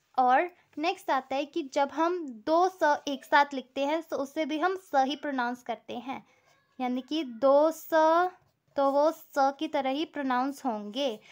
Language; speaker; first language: Hindi; native; Hindi